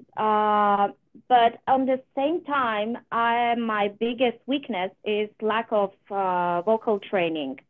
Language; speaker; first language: English; non-native, fluent; Polish